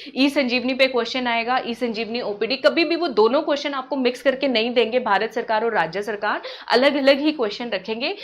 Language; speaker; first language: Hindi; native; Hindi